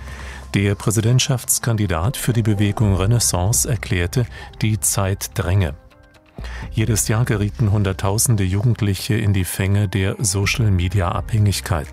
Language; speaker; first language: German; native; German